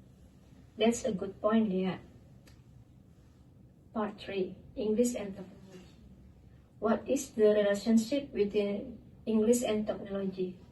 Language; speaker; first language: English; non-native, learner; Indonesian